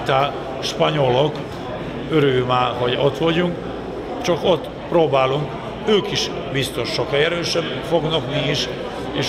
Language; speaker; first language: Hungarian; non-native, fluent; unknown